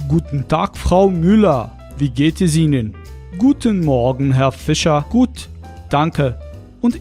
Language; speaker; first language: German; non-native, fluent; Portuguese